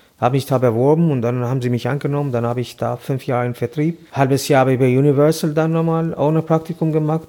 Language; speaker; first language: German; non-native, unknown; Albanian